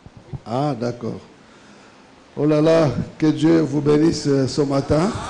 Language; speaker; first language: French; non-native, local second language; Lingala